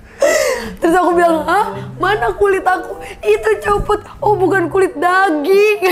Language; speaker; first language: Indonesian; native; Indonesian